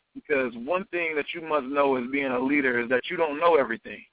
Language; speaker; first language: English; native; English